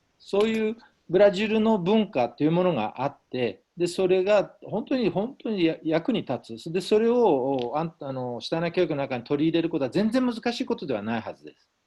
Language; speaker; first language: Japanese; native; Japanese